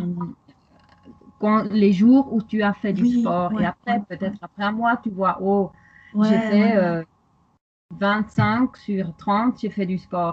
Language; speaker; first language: French; non-native, fluent; German